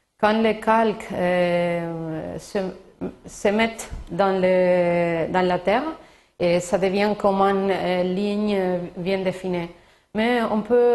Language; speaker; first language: French; non-native, learner; Spanish